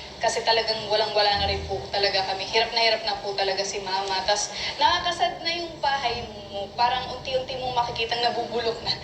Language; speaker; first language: Filipino; non-native, local second language; Cebuano